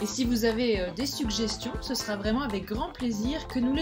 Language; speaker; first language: French; native; French